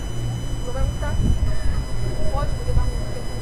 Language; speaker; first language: Portuguese; native; Portuguese